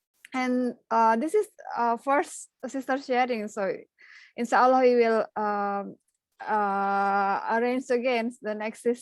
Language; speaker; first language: English; non-native, learner; Indonesian